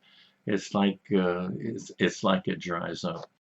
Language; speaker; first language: English; native; English